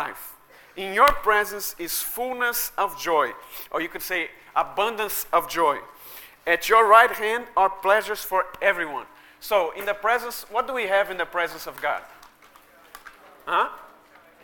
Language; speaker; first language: English; early bilingual, other home language; Portuguese